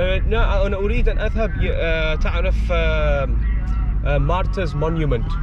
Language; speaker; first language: Arabic; non-native, learner; English